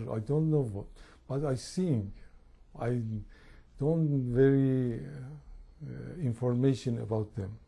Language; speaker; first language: English; non-native, learner; Persian